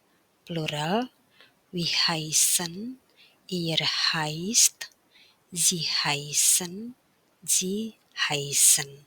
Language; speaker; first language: German; non-native, fluent; Indonesian